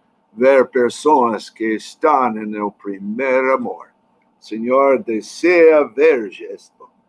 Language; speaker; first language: Spanish; non-native, fluent; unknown